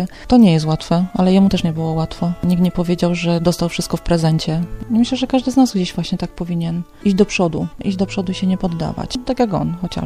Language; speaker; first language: Polish; native; Polish